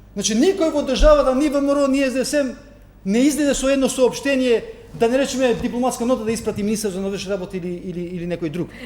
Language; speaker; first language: Macedonian; non-native, local second language; Albanian